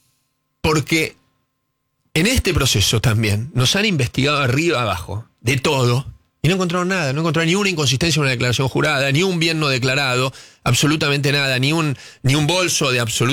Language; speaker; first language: Spanish; native; Spanish